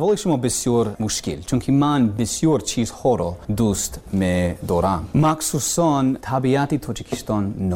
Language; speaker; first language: Persian; non-native, learner; English